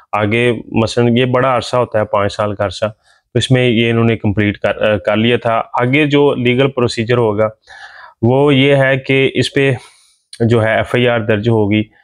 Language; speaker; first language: Urdu; non-native, local second language; Punjabi